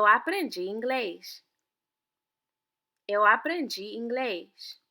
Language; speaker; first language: Portuguese; non-native, fluent; English